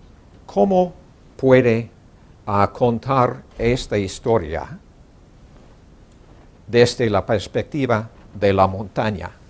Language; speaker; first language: Spanish; non-native, learner; English